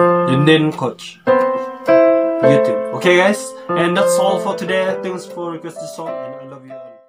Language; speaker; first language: English; non-native, local second language; Malay